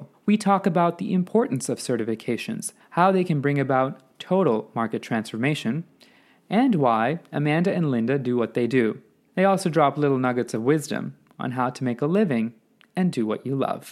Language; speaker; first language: English; non-native, local second language; Sinhala